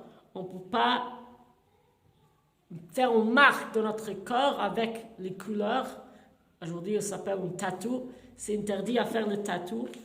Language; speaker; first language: French; non-native, fluent; English